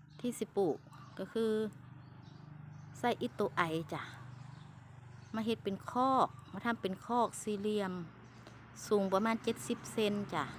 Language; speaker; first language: Thai; non-native, local second language; Lao